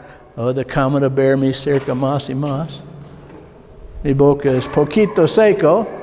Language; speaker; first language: Spanish; non-native, learner; English